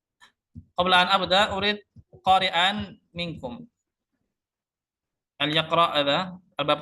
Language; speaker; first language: Arabic; non-native, fluent; Indonesian